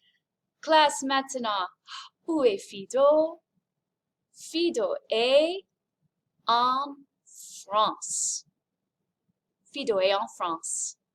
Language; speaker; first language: French; non-native, fluent; English